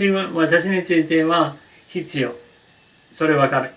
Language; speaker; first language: Japanese; non-native, learner; English